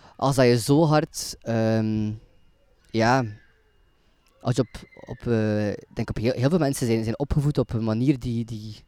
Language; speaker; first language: Dutch; native; Dutch